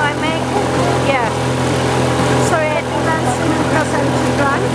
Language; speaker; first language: English; non-native, learner; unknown